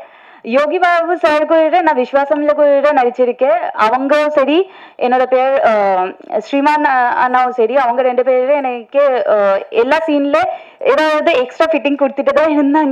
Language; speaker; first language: Tamil; non-native, fluent; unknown